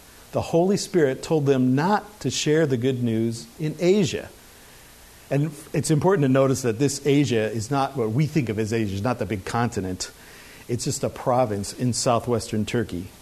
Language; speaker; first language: English; native; English